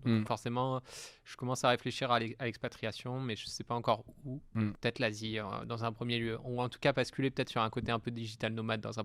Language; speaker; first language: French; native; French